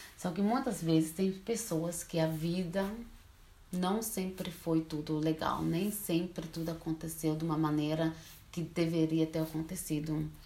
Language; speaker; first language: Portuguese; early bilingual, heritage; Portuguese